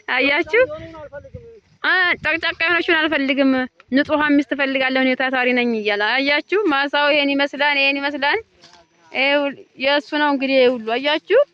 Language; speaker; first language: Amharic; non-native, local second language; Oromo